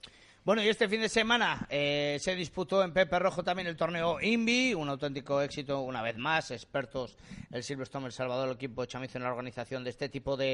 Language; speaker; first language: Spanish; native; Spanish